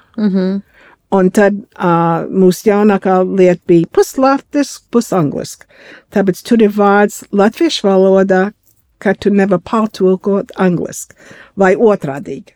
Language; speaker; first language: Latvian; early bilingual, heritage; Latvian